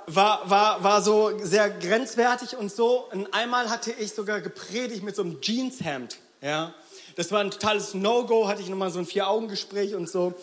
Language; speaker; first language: German; early bilingual, other home language; Korean